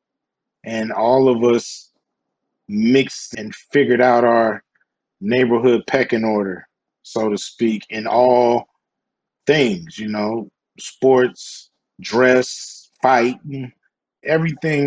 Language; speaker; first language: English; native; English